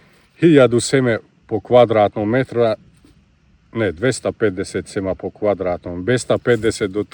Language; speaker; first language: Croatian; non-native, local second language; Hungarian